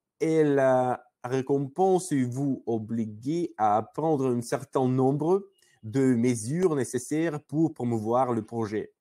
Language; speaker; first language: French; non-native, learner; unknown